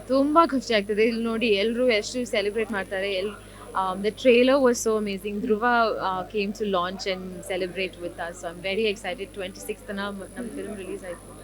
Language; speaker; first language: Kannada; non-native, learner; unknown